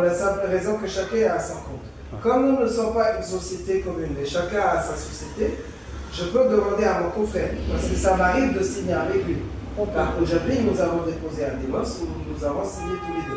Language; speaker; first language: French; native; French